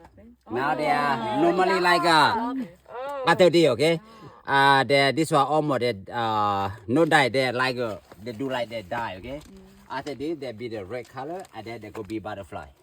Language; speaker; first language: English; non-native, learner; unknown